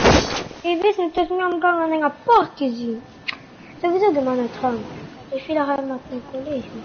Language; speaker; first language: German; non-native, learner; Portuguese